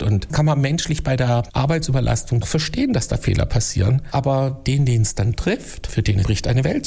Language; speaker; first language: German; native; German